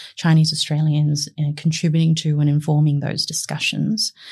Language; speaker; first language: English; native; English